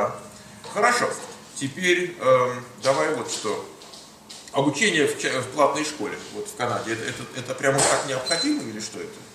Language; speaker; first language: Russian; native; Russian